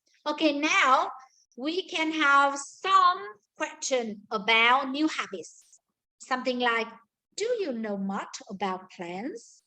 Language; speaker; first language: English; non-native, learner; Vietnamese